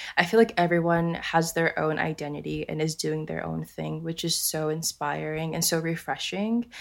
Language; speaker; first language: English; early bilingual, other home language; Japanese